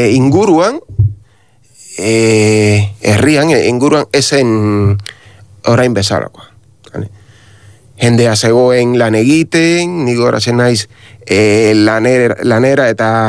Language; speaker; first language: Basque; non-native, learner; Spanish